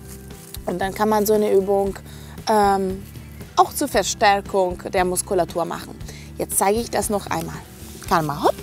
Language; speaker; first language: German; non-native, fluent; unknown